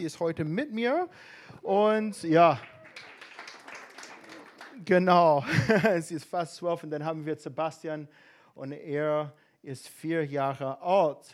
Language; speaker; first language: German; non-native, fluent; English